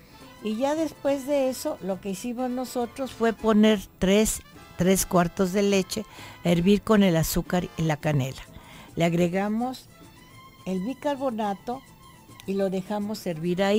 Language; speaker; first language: Spanish; native; Spanish